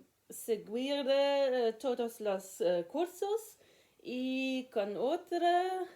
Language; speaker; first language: Spanish; non-native, learner; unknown